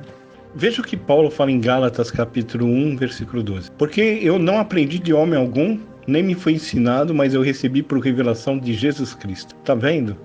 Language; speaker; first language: Portuguese; native; Portuguese